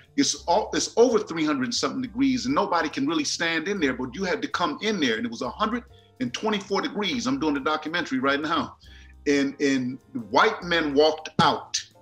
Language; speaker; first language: English; native; English